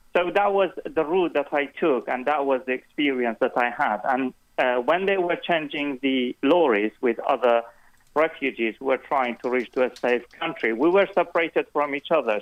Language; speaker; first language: English; non-native, fluent; Kurdish